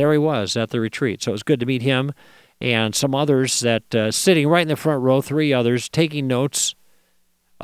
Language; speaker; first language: English; native; English